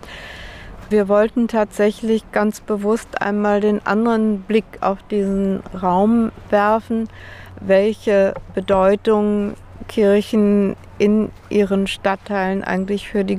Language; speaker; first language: German; native; German